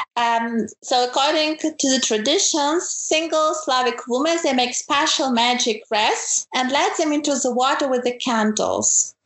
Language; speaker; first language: English; non-native, fluent; Ukrainian